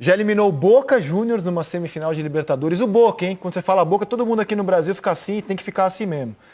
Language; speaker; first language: Portuguese; native; Portuguese